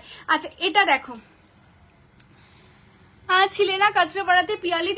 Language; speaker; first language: Bangla; native; Bangla